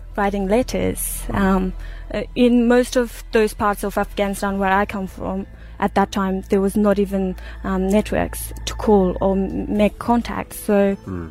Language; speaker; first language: English; non-native, fluent; Persian